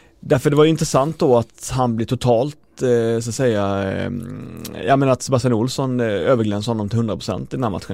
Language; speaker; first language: Swedish; native; Swedish